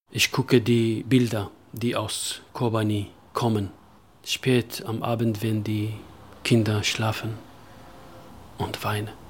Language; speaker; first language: German; non-native, local second language; Kurdish